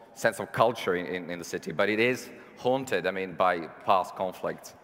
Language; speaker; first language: English; non-native, fluent; Serbian